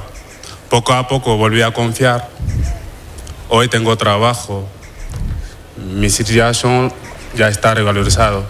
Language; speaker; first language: Spanish; non-native, fluent; Wolof